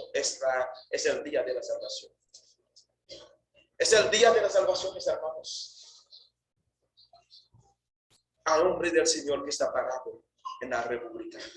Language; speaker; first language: Spanish; non-native, fluent; Haitian Creole